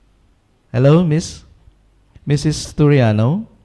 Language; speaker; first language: English; non-native, local second language; Indonesian